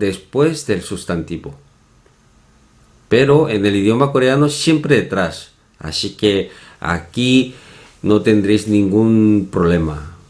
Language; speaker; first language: Spanish; non-native, fluent; Korean